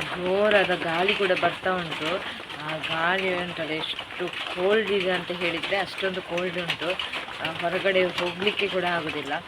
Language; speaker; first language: Kannada; non-native, local second language; Tulu